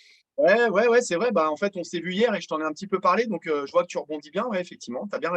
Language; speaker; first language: French; native; French